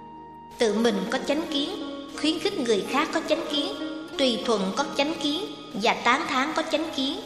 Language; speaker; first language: Vietnamese; native; Vietnamese